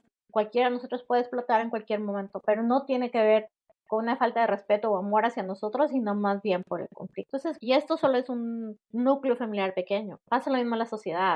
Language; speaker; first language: Spanish; native; Spanish